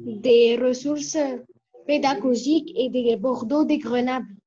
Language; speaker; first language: French; non-native, learner; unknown